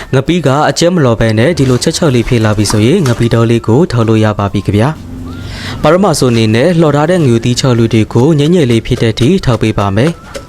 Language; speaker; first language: Burmese; native; Burmese